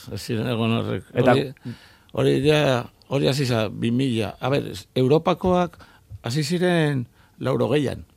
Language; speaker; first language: Basque; non-native, local second language; Spanish